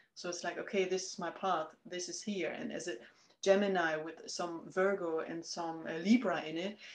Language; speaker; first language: English; non-native, fluent; German